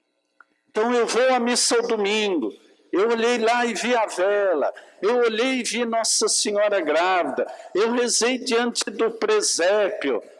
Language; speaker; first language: Portuguese; native; Portuguese